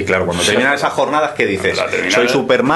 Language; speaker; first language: Spanish; native; Spanish